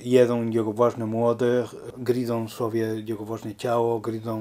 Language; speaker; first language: Polish; non-native, learner; Spanish